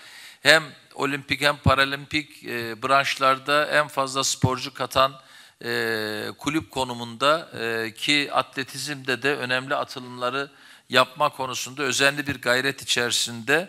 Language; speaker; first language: Turkish; native; Turkish